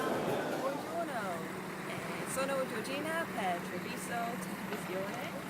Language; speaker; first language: Italian; non-native, learner; English